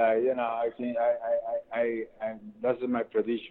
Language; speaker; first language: English; non-native, learner; Spanish